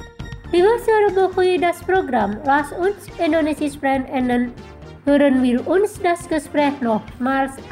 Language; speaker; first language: German; non-native, fluent; Indonesian